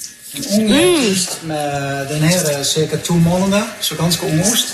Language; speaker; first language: Norwegian; non-native, fluent; Dutch